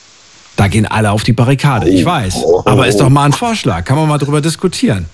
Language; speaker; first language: German; native; German